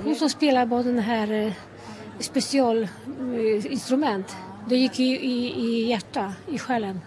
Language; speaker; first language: Swedish; non-native, fluent; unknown